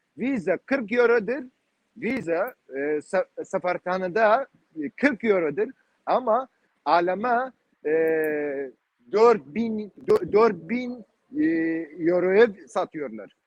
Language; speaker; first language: Turkish; non-native, learner; Kurdish